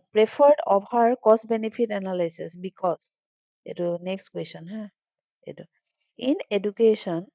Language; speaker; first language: English; non-native, local second language; Assamese